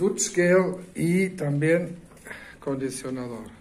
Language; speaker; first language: Spanish; non-native, fluent; German